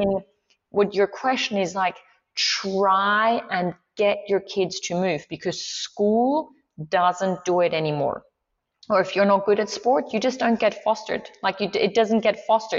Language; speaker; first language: English; non-native, fluent; Swiss German